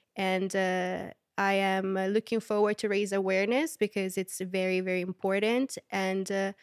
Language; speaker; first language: English; early bilingual, other home language; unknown